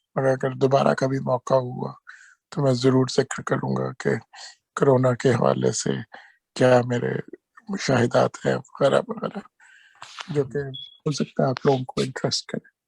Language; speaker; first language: Urdu; non-native, local second language; Punjabi